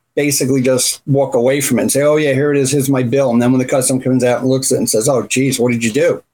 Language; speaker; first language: English; native; English